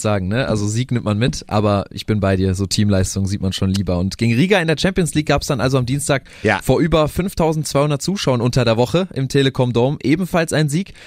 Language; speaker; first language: German; native; German